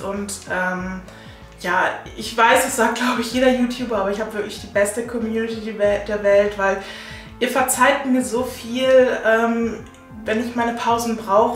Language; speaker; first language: German; native; German